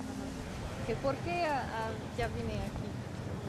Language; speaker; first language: Spanish; non-native, learner; English